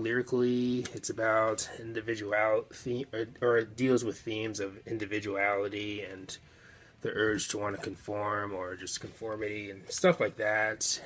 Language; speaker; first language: English; native; English